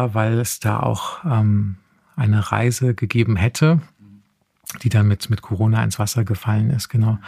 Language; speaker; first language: German; native; German